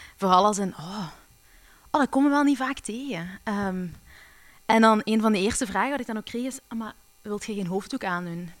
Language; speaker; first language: Dutch; early bilingual, other home language; Arabic